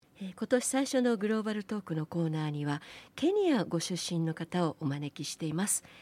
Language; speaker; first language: Japanese; native; Japanese